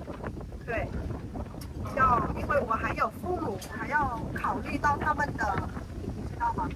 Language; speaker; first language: Chinese; non-native, fluent; Vietnamese